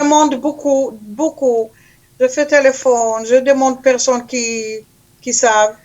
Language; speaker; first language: French; non-native, learner; Hebrew